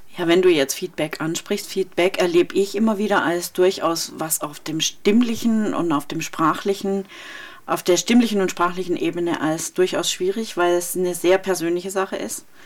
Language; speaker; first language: German; native; German